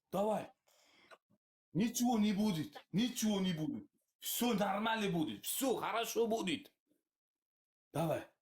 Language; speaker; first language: Russian; non-native, learner; Uzbek